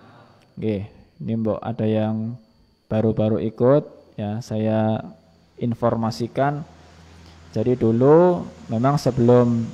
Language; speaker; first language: Indonesian; non-native, local second language; Javanese